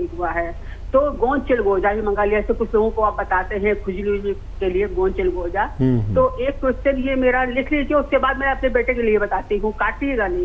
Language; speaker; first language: Hindi; native; Hindi